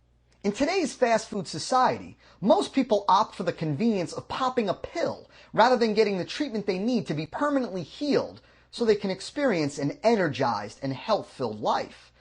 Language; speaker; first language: English; native; English